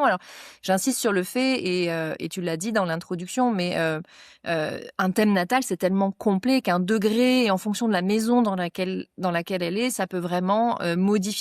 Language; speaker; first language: French; native; French